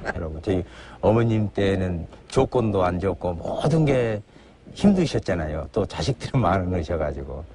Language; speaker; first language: Korean; native; Korean